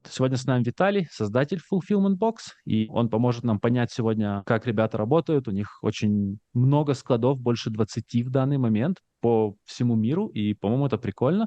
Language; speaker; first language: Russian; native; Russian